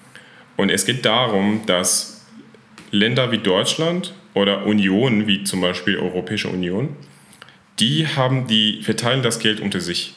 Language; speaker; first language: German; non-native, fluent; Persian